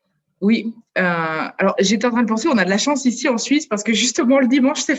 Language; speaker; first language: French; native; French